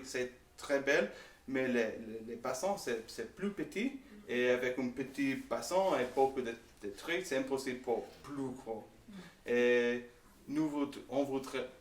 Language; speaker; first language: French; non-native, learner; English